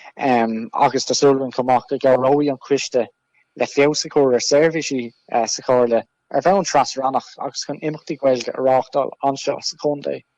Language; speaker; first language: Irish; non-native, local second language; English